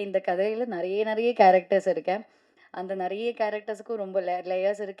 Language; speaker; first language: Tamil; non-native, learner; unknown